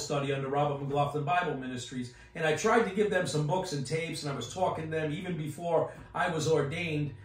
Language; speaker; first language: English; native; English